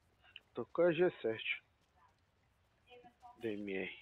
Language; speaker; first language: Portuguese; native; Portuguese